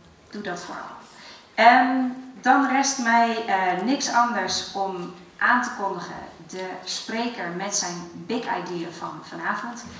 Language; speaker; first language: Dutch; native; Dutch